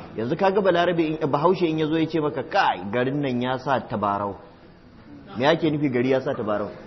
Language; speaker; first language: Hausa; native; Hausa